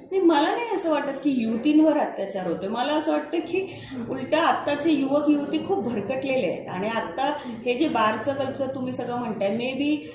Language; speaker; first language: Marathi; non-native, local second language; Hindi